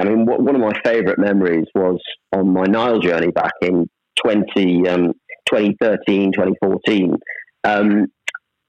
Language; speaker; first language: English; native; English